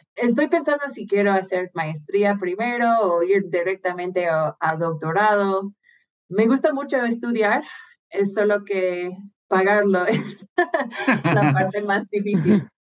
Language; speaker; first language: Spanish; non-native, fluent; English